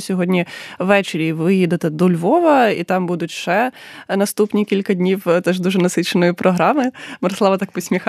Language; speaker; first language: Ukrainian; native; Ukrainian